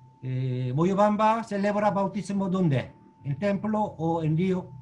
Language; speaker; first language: Spanish; non-native, learner; Korean